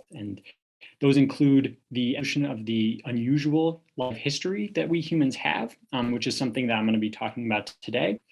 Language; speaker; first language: English; native; English